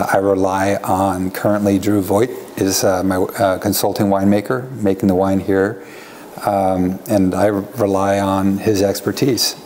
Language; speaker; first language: English; native; English